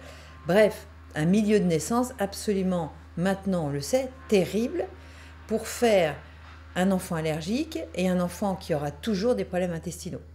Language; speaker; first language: French; native; French